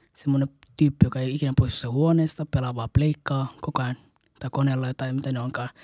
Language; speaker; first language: Finnish; early bilingual, other home language; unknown